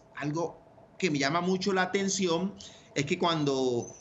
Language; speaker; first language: Spanish; native; Spanish